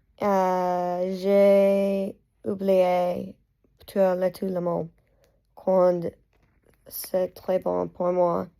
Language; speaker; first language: French; non-native, learner; English